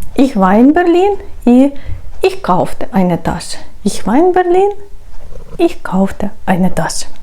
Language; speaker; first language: German; non-native, fluent; Ukrainian